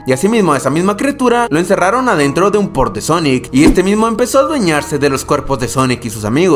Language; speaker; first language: Spanish; native; Spanish